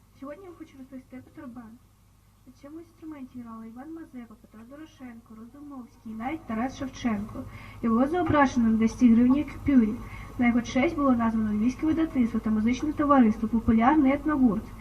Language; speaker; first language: Ukrainian; native; Ukrainian